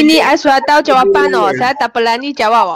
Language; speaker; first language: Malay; non-native, local second language; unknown